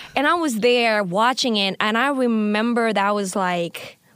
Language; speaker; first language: English; non-native, fluent; Indonesian